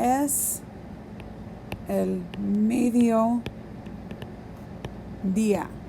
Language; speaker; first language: Spanish; non-native, fluent; English